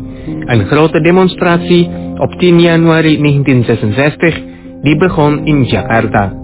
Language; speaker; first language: Dutch; non-native, fluent; Indonesian